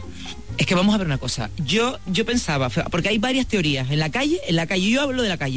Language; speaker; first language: Spanish; native; Spanish